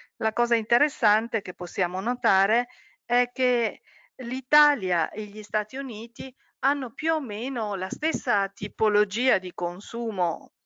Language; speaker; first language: Italian; native; Italian